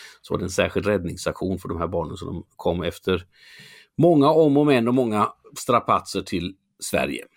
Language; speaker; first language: Swedish; native; Swedish